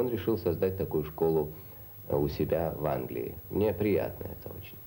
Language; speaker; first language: Russian; native; Russian